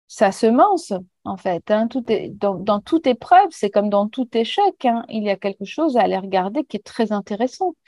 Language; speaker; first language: French; native; French